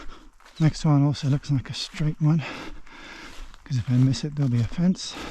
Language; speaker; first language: English; native; English